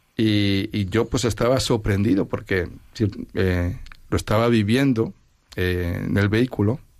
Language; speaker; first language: Spanish; native; Spanish